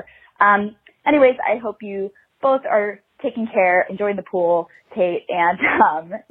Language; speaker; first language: English; native; English